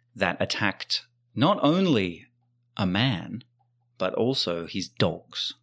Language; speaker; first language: English; native; English